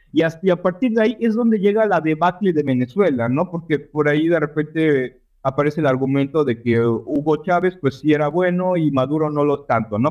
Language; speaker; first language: Spanish; native; Spanish